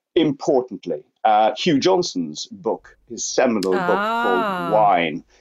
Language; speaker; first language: English; native; English